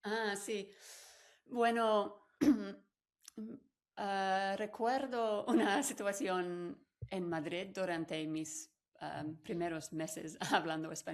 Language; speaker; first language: Spanish; non-native, fluent; English